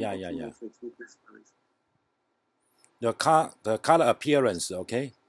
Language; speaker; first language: English; non-native, learner; Chinese